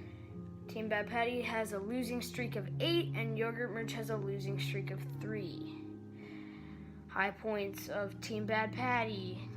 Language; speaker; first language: English; native; English